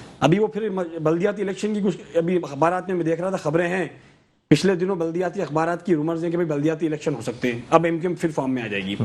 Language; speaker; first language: Urdu; native; Urdu